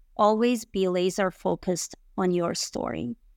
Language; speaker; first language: English; non-native, fluent; Bosnian